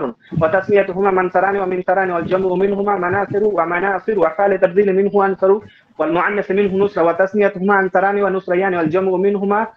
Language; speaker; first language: Arabic; non-native, learner; Bangla